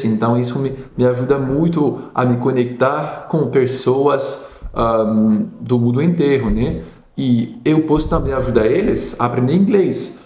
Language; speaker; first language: Portuguese; non-native, fluent; French